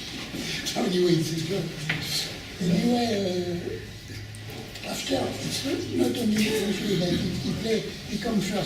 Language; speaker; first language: English; non-native, learner; French